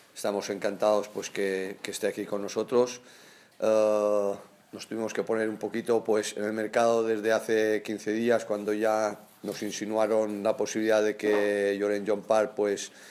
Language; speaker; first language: Spanish; non-native, local second language; Catalan